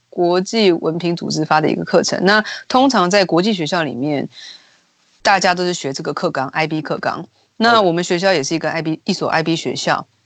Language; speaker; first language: Chinese; native; Chinese